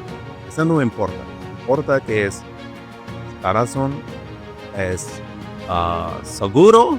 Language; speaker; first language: Spanish; non-native, learner; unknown